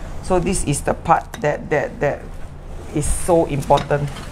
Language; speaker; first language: English; non-native, local second language; Chinese